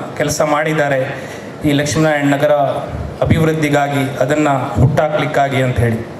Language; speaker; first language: Kannada; non-native, local second language; Konkani